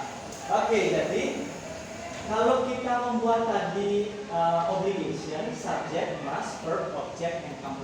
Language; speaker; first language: English; non-native, learner; Indonesian